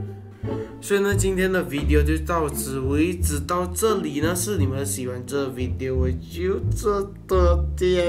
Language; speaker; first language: Chinese; early bilingual, heritage; Chinese